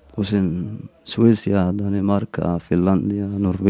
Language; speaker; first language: Spanish; non-native, fluent; Berber languages